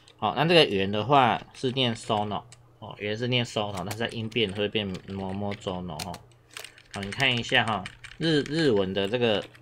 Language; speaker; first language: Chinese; native; Chinese